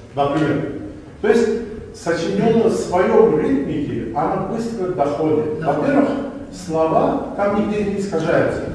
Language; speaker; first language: Russian; non-native, local second language; Tajik